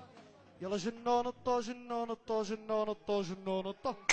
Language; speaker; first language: Arabic; native; Arabic